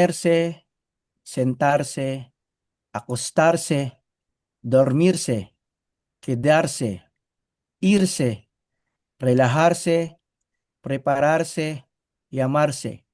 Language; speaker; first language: Spanish; non-native, learner; Filipino